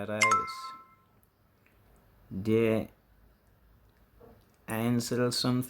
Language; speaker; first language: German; non-native, learner; English